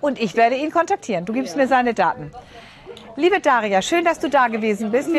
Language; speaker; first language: German; native; German